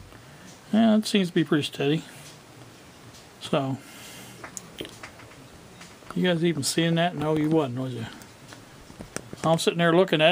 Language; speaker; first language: English; native; English